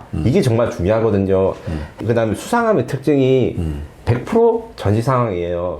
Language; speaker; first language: Korean; native; Korean